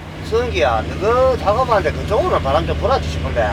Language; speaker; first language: Korean; native; Korean